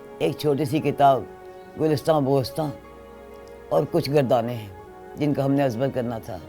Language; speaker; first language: Urdu; native; Urdu